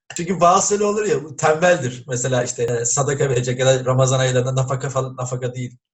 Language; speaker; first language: Turkish; native; Turkish